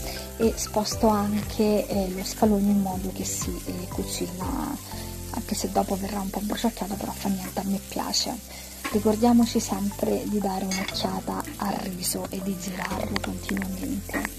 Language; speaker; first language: Italian; native; Italian